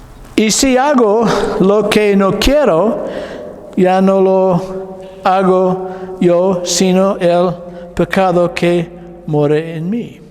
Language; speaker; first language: Spanish; non-native, learner; English